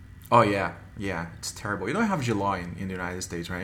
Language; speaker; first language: English; non-native, fluent; Portuguese